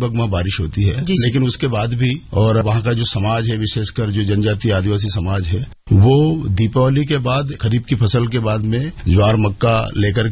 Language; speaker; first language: Hindi; native; Hindi